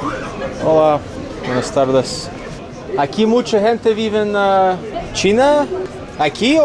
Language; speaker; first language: Spanish; non-native, learner; Russian